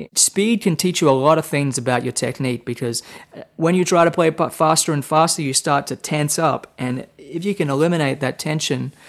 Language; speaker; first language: English; native; English